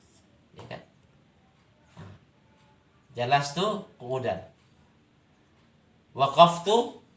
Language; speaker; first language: Arabic; non-native, fluent; Indonesian